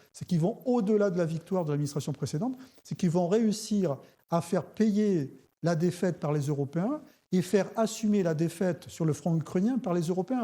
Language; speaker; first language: French; native; French